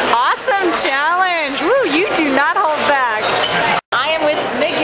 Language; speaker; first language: English; native; English